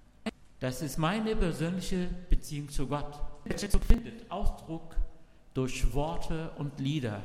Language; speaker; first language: German; non-native, learner; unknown